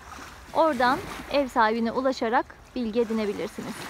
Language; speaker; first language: Turkish; native; Turkish